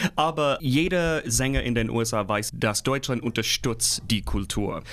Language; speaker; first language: German; non-native, fluent; English